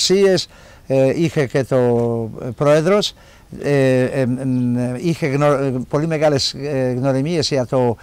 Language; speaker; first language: Greek; non-native, fluent; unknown